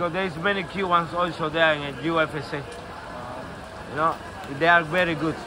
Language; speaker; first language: English; non-native, learner; Spanish